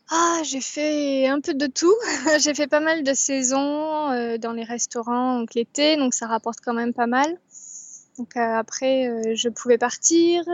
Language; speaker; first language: French; native; French